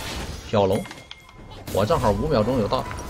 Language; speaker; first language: Chinese; native; Chinese